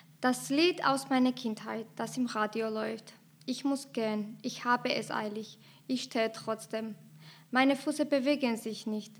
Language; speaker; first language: German; non-native, fluent; Georgian